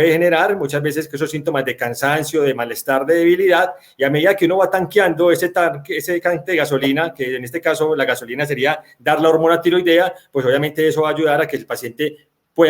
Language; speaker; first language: Spanish; native; Spanish